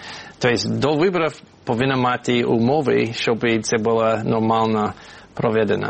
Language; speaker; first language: Ukrainian; non-native, learner; English